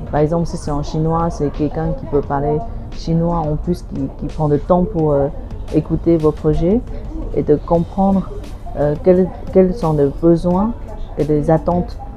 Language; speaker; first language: French; non-native, fluent; Chinese